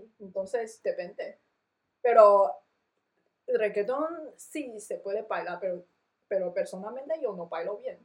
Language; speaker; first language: Spanish; non-native, fluent; Chinese